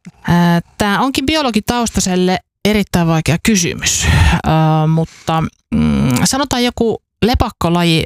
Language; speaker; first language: Finnish; native; Finnish